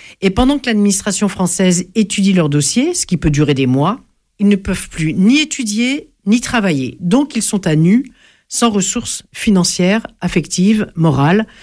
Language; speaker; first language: French; native; French